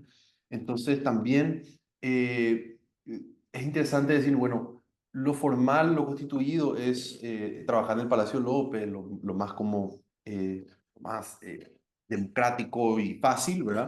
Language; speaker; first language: Spanish; native; Spanish